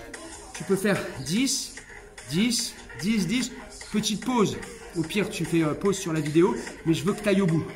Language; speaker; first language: French; native; French